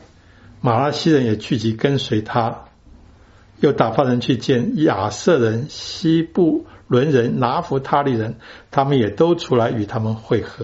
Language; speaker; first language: Chinese; native; Chinese